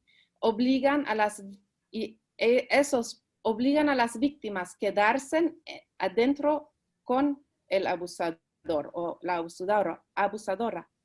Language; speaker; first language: Spanish; early bilingual, heritage; Spanish